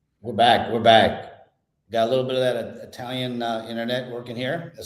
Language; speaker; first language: English; native; English